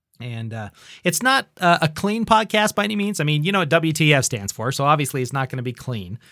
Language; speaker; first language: English; native; English